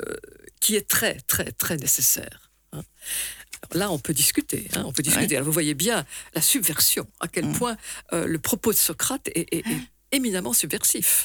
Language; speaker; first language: French; native; French